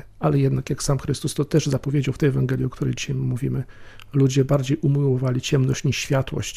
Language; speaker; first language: Polish; native; Polish